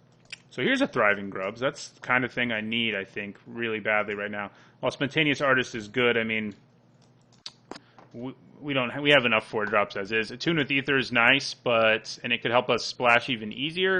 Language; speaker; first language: English; native; English